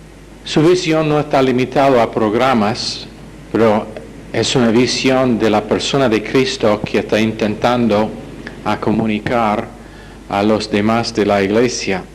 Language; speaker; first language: Spanish; non-native, fluent; English